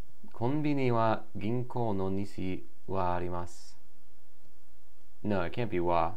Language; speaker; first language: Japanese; non-native, learner; English